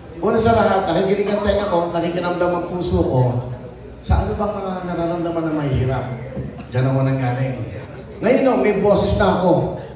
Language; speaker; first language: Filipino; native; Filipino